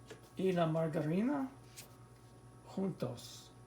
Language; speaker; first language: Spanish; non-native, learner; English